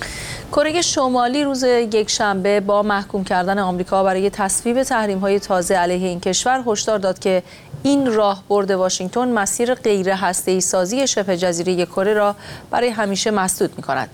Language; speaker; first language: Persian; native; Persian